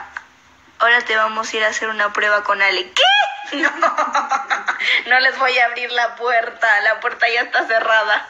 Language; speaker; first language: Spanish; native; Spanish